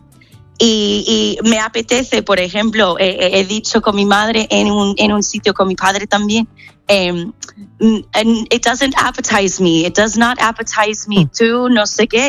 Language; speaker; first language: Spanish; non-native, fluent; English